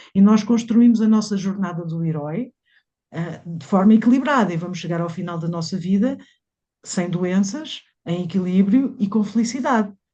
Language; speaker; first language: Portuguese; native; Portuguese